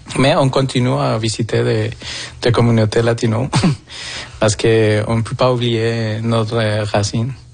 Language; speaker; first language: French; non-native, fluent; Spanish